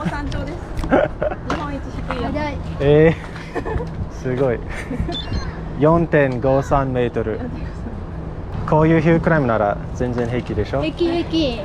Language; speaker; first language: Japanese; non-native, fluent; English